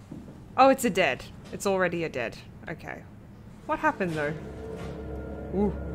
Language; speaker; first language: English; native; English